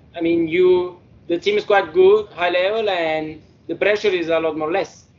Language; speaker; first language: Norwegian; early bilingual, heritage; Norwegian